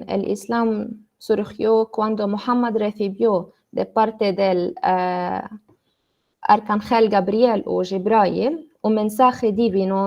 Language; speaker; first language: Spanish; non-native, learner; Arabic